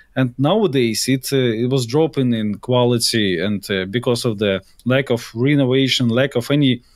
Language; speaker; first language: English; non-native, fluent; Russian